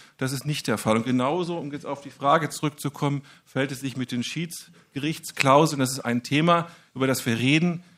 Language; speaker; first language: German; native; German